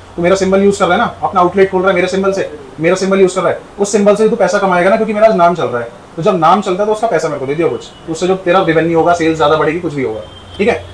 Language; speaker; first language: Hindi; native; Hindi